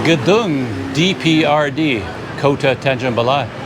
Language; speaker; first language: Indonesian; non-native, learner; English